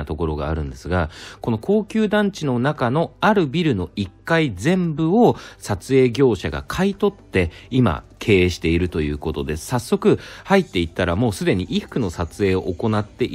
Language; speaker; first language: Japanese; native; Japanese